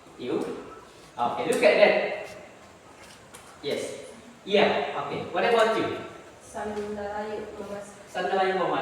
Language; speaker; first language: English; non-native, learner; Indonesian